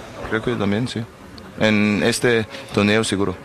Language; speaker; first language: Spanish; non-native, learner; German